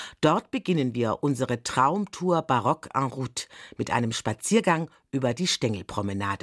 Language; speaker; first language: German; native; German